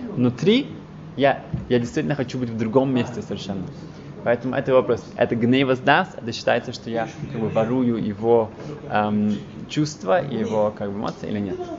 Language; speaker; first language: Russian; early bilingual, heritage; Russian